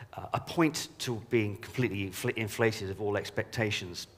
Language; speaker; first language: English; native; English